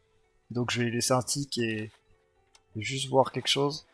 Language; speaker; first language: French; native; French